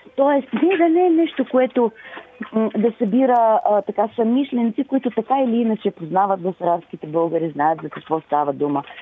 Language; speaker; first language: Bulgarian; native; Bulgarian